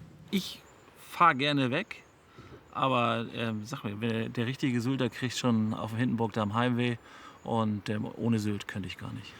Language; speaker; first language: German; native; German